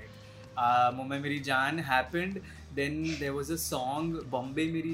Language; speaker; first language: English; non-native, local second language; Hindi